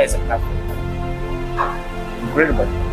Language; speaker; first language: English; non-native, learner; Indonesian